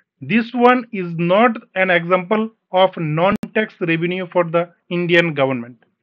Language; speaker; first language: English; non-native, local second language; Bangla